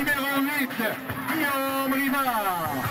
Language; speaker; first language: French; native; French